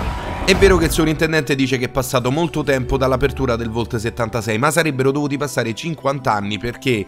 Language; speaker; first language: Italian; native; Italian